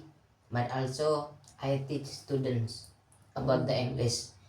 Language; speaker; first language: English; non-native, learner; Indonesian